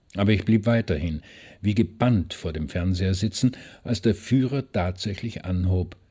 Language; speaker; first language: German; native; German